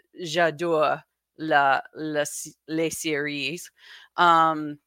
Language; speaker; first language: French; non-native, learner; English